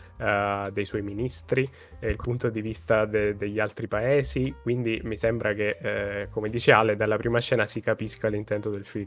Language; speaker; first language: Italian; native; Italian